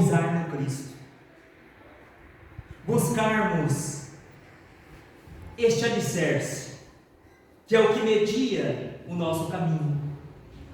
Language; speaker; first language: Portuguese; native; Portuguese